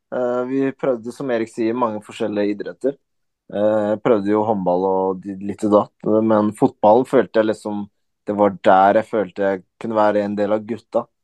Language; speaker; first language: Norwegian; early bilingual, other home language; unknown